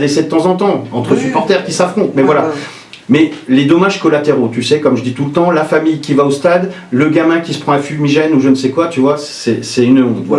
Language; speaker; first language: French; native; French